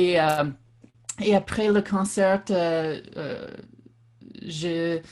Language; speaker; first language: French; non-native, learner; English